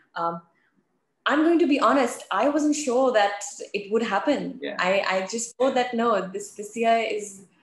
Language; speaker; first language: English; native; English